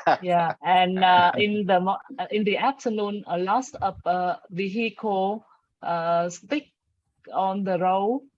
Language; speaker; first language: English; non-native, learner; Vietnamese